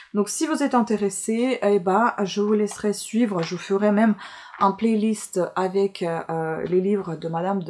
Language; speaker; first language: French; non-native, fluent; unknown